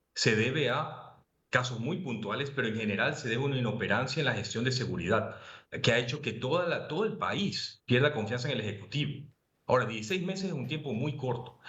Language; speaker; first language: Spanish; native; Spanish